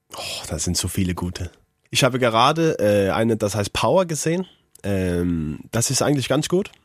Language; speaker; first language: German; non-native, learner; Faroese